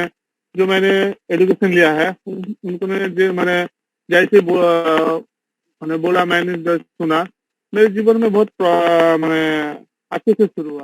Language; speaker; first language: Hindi; non-native, local second language; Bangla